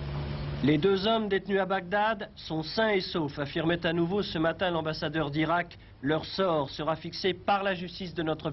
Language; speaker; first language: French; native; French